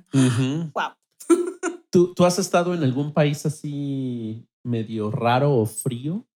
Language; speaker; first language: Spanish; native; Spanish